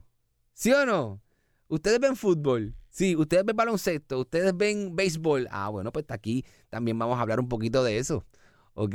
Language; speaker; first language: Spanish; native; Spanish